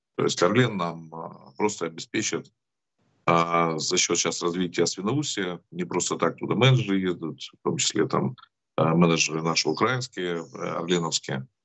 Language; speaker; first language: Russian; native; Russian